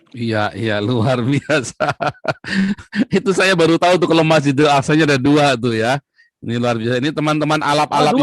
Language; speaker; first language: Indonesian; native; Indonesian